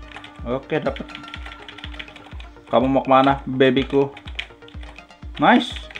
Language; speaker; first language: Indonesian; native; Indonesian